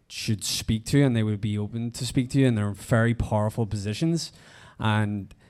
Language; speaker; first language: English; native; English